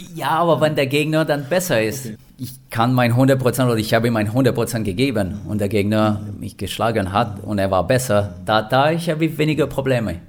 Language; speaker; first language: German; non-native, fluent; French